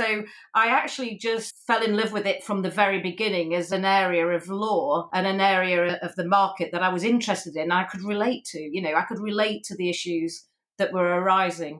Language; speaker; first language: English; native; English